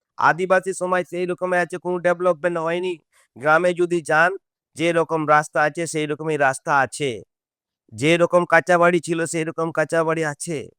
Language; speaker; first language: Bangla; non-native, local second language; Santali